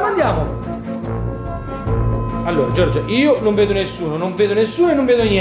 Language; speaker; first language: Italian; native; Italian